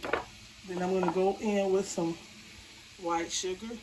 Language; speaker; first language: English; native; English